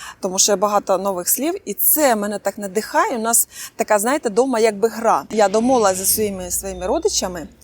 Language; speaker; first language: Ukrainian; non-native, local second language; Russian